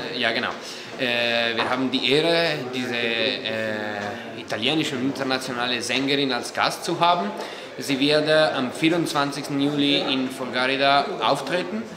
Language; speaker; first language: German; non-native, fluent; Italian